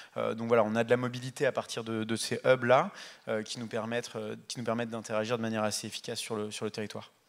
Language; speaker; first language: French; native; French